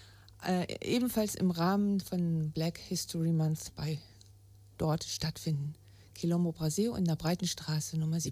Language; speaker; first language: German; native; German